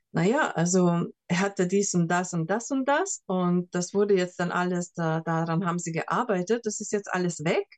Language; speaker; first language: German; non-native, fluent; Hungarian